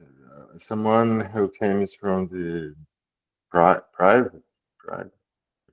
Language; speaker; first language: English; non-native, learner; Portuguese